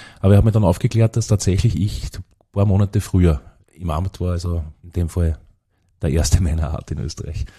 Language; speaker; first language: German; native; German